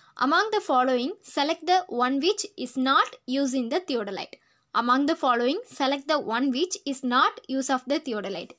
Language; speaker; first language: English; non-native, local second language; Tamil